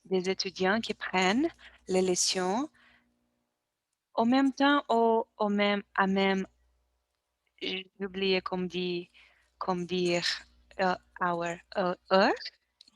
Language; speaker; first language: French; non-native, learner; Portuguese